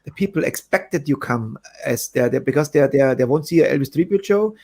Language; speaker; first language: English; non-native, fluent; German